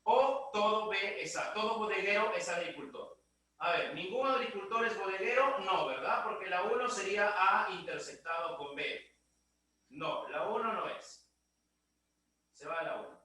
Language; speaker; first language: Spanish; native; Spanish